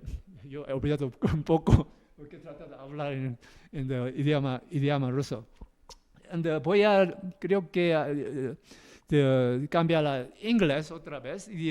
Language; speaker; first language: Spanish; non-native, learner; Korean